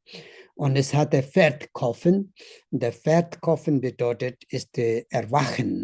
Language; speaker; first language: German; non-native, learner; Tibetan